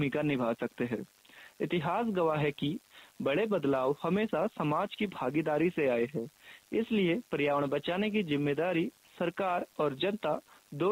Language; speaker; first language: Hindi; native; Hindi